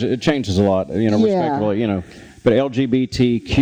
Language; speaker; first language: English; native; English